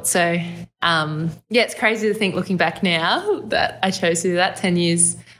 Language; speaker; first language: English; native; English